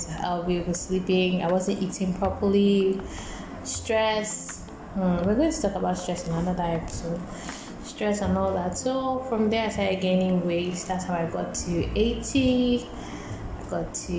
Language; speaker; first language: English; non-native, local second language; Yoruba